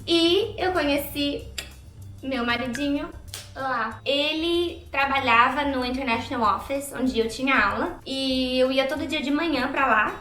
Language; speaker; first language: Portuguese; native; Portuguese